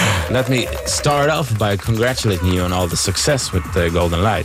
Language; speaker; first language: English; non-native, fluent; Swedish